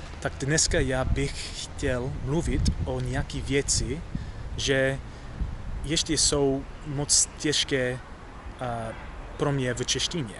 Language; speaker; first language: Czech; non-native, learner; English